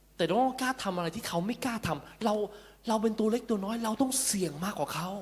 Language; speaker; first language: Thai; early bilingual, heritage; Cantonese